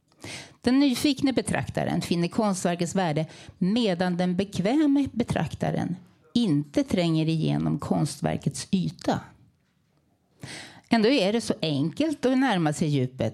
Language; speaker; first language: Swedish; native; Swedish